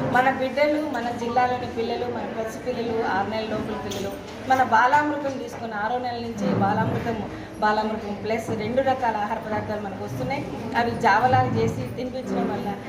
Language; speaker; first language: Telugu; native; Telugu